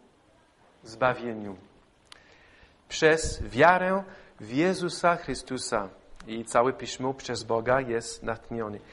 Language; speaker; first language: Polish; non-native, fluent; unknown